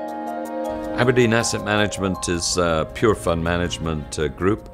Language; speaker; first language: English; native; English